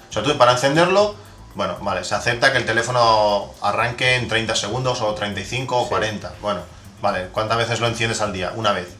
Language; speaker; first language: Spanish; native; Spanish